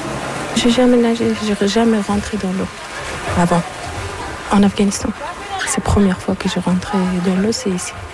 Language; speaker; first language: French; non-native, learner; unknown